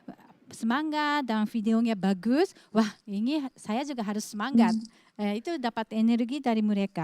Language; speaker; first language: Indonesian; non-native, fluent; Japanese